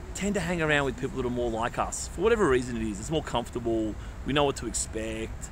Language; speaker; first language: English; native; English